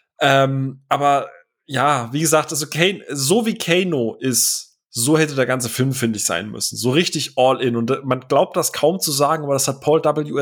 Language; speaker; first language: German; native; German